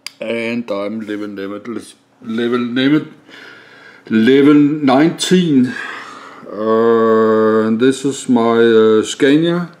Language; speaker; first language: English; non-native, learner; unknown